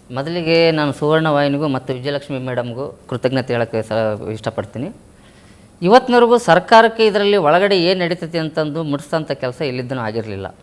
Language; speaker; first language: Kannada; native; Kannada